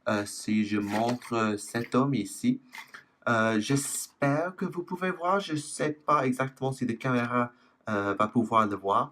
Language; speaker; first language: French; non-native, fluent; English